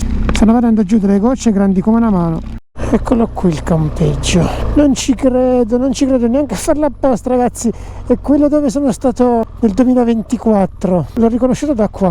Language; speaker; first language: Italian; native; Italian